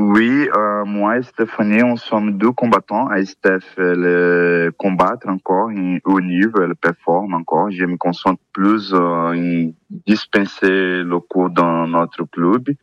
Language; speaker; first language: French; non-native, fluent; Portuguese